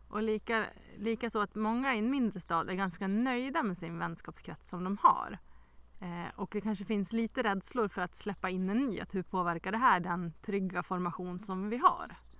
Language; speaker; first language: Swedish; native; Swedish